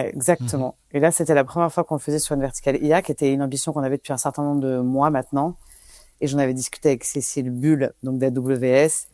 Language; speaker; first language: French; native; French